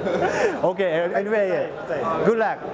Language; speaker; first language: English; non-native, learner; Thai